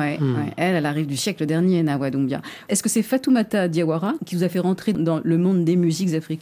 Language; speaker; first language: French; native; French